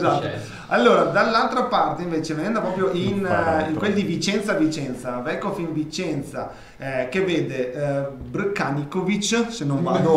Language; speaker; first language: Italian; native; Italian